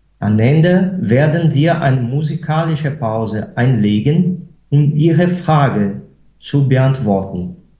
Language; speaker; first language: German; non-native, fluent; Portuguese